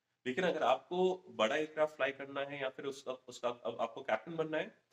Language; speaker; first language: Hindi; native; Hindi